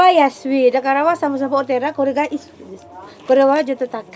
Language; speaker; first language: Japanese; non-native, learner; Indonesian